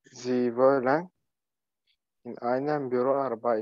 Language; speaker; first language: German; non-native, learner; Turkish